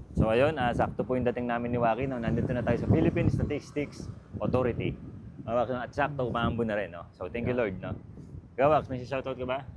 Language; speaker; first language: Filipino; native; Filipino